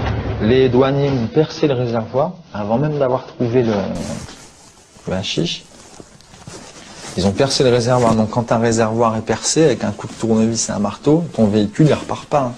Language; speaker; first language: French; native; French